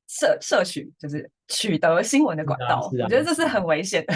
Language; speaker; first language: Chinese; native; Chinese